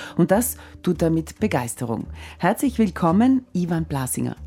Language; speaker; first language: German; native; German